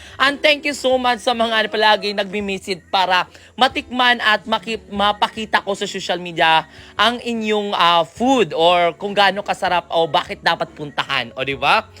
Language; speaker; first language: Filipino; non-native, local second language; Cebuano